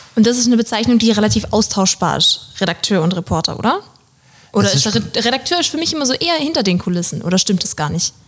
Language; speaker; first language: German; native; German